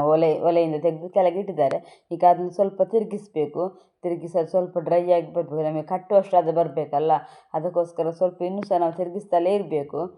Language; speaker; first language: Kannada; non-native, local second language; Tulu